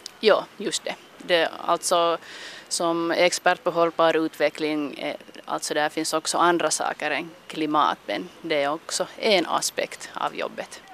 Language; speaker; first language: Swedish; non-native, local second language; Finnish